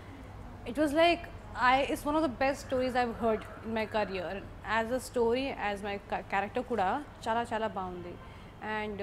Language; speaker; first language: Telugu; non-native, local second language; Hindi